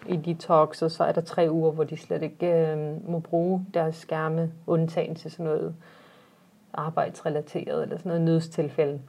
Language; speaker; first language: Danish; early bilingual, other home language; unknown